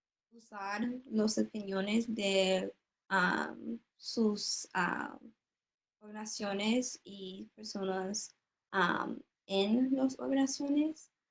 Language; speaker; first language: Spanish; non-native, learner; English